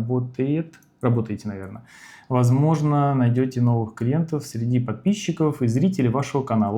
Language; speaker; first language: Russian; native; Russian